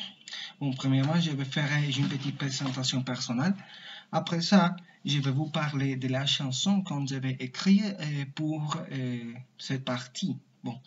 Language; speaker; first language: French; non-native, learner; Spanish